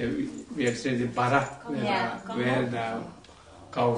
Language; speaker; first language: English; non-native, learner; Tibetan